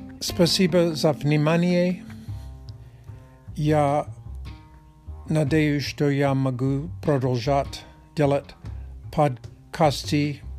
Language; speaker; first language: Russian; non-native, learner; Czech